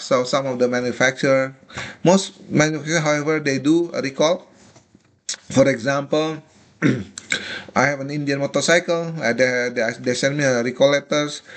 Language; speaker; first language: English; non-native, fluent; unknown